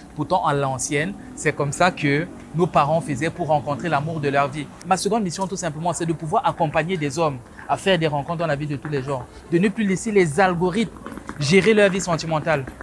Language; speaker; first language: French; native; French